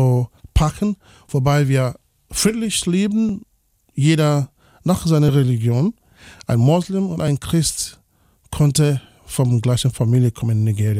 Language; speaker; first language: German; non-native, fluent; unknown